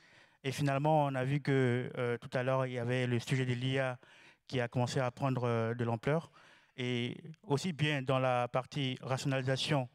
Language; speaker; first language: French; native; French